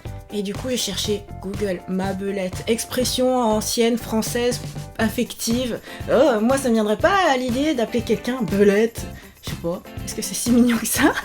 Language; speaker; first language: French; native; French